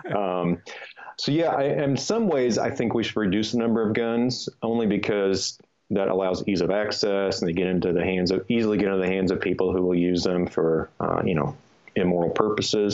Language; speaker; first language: English; native; English